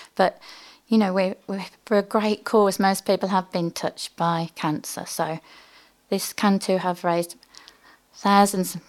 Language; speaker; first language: English; native; English